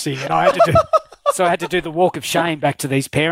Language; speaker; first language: English; native; English